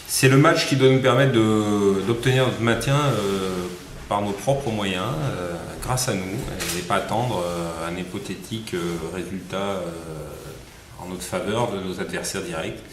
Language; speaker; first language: French; native; French